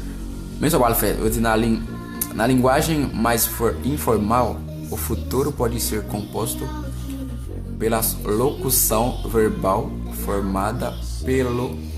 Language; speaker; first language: Portuguese; non-native, learner; Haitian Creole